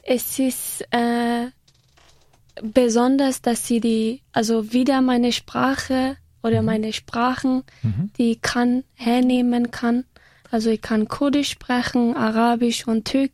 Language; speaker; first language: German; non-native, fluent; Kurdish